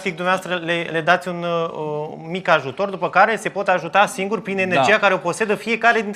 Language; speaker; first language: Romanian; native; Romanian